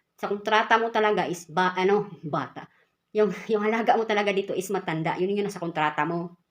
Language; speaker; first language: Filipino; non-native, local second language; Cebuano